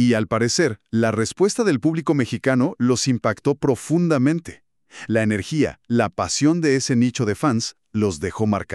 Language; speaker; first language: Spanish; native; Spanish